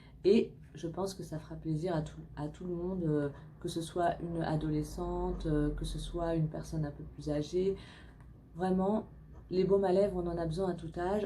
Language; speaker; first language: French; native; French